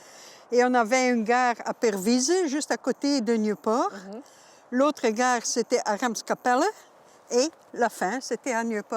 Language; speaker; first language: French; non-native, local second language; Dutch